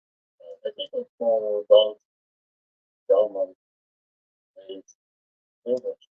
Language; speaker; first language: English; non-native, learner; Spanish